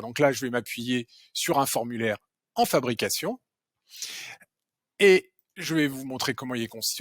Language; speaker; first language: French; native; French